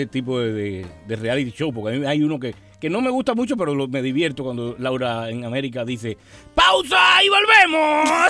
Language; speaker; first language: Spanish; native; Spanish